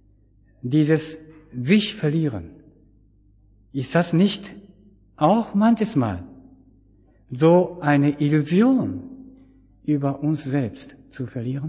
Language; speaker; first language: German; non-native, fluent; Japanese